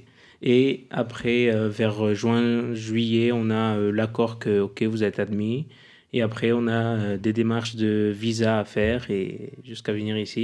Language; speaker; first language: French; non-native, fluent; Arabic